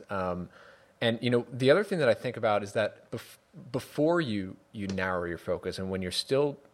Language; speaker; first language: English; native; English